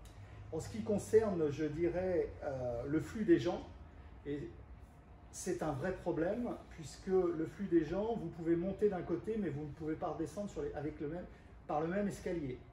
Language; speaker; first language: French; native; French